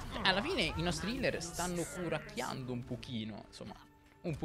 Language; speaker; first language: Italian; native; Italian